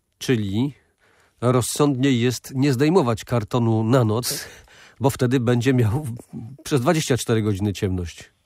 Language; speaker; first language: Polish; native; Polish